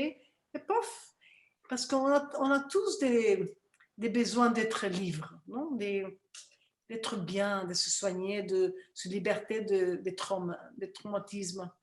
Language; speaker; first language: French; non-native, fluent; Spanish